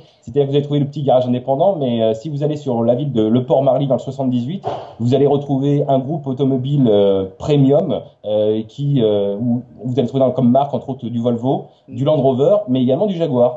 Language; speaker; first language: French; native; French